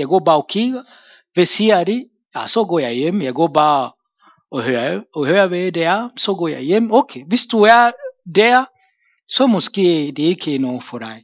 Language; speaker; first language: Danish; non-native, fluent; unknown